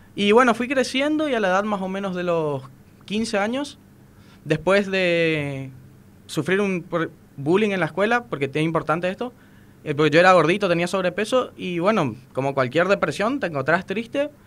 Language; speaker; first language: Spanish; native; Spanish